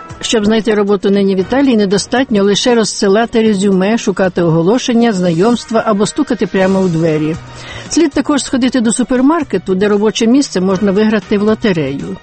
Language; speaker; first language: Ukrainian; native; Ukrainian